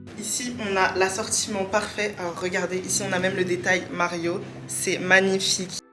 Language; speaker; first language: French; early bilingual, other home language; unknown